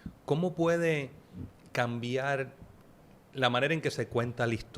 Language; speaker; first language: Spanish; native; Spanish